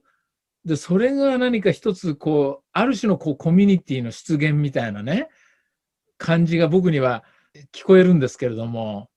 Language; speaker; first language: Japanese; native; Japanese